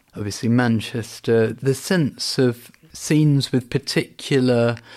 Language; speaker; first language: English; native; English